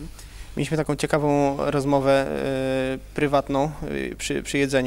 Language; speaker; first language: Polish; native; Polish